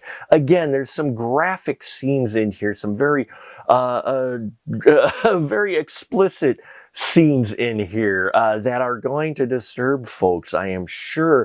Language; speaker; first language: English; native; English